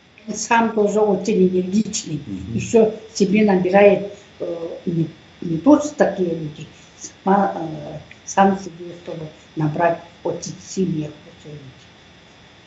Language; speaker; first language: Russian; non-native, local second language; Tuvinian